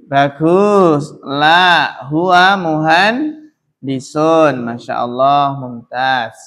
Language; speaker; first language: Arabic; non-native, fluent; Indonesian